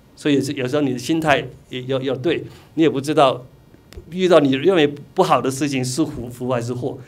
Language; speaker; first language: Chinese; native; Chinese